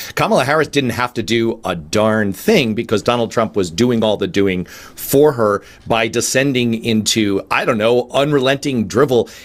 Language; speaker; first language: English; native; English